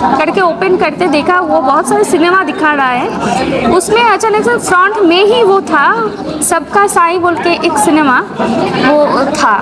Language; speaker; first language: Hindi; non-native, local second language; Bangla